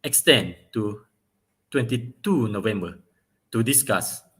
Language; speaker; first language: English; non-native, local second language; Malay